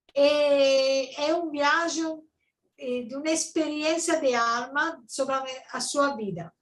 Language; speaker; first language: Portuguese; non-native, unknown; Italian